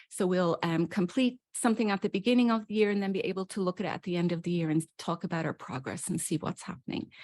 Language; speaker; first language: English; native; English